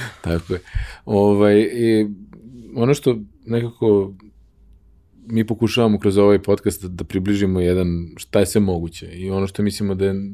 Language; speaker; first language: Serbian; native; Serbian